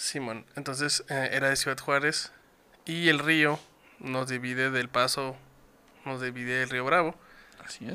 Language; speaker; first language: Spanish; native; Spanish